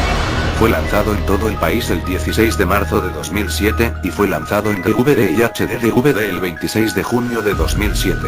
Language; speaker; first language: Spanish; native; Spanish